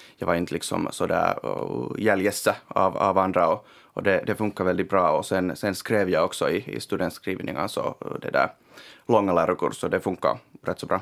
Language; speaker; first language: Swedish; non-native, local second language; Finnish